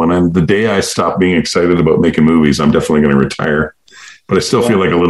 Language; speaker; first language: English; native; English